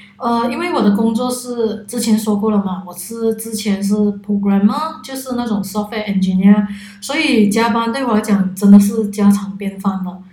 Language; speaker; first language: Chinese; non-native, local second language; Cantonese